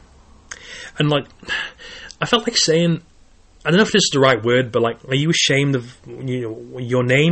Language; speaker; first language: English; native; English